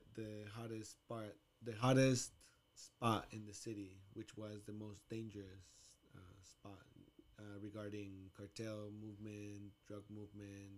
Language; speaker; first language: English; non-native, fluent; Spanish